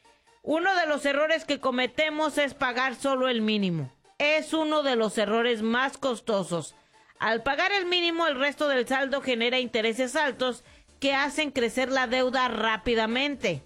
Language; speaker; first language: Spanish; native; Spanish